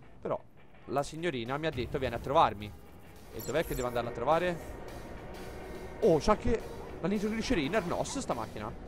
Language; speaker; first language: Italian; native; Italian